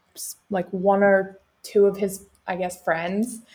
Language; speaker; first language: English; native; English